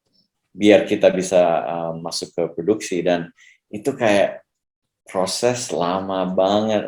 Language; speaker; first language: Indonesian; early bilingual, heritage; English